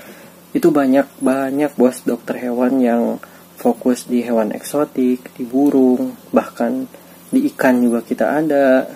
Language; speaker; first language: Indonesian; native; Indonesian